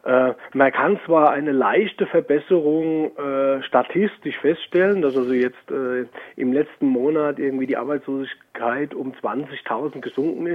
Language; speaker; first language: German; native; German